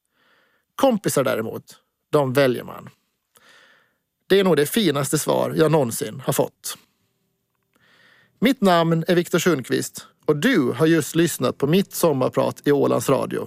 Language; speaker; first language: Swedish; native; Swedish